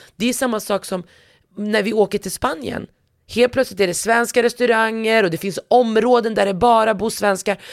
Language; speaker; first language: Swedish; early bilingual, other home language; Arabic